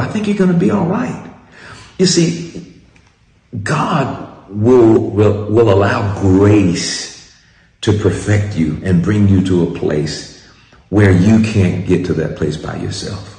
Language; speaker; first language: English; native; English